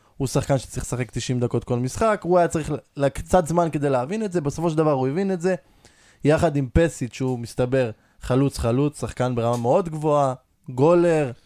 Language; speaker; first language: Hebrew; native; Hebrew